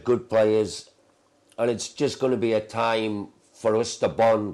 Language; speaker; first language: English; native; English